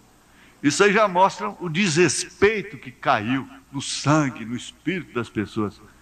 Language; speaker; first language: Portuguese; native; Portuguese